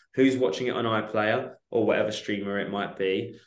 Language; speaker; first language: English; native; English